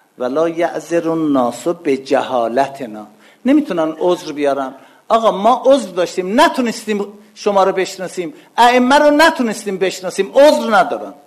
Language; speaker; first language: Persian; non-native, local second language; Azerbaijani